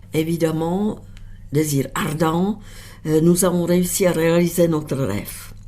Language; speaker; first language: French; non-native, fluent; Czech